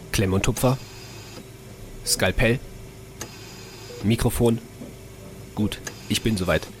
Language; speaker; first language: German; native; German